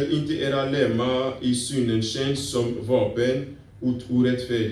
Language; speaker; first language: Swedish; non-native, fluent; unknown